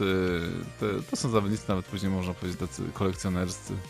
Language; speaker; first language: Polish; native; Polish